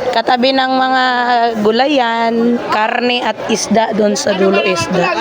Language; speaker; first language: Filipino; non-native, local second language; Cebuano